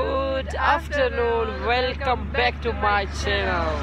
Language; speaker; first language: English; non-native, local second language; Urdu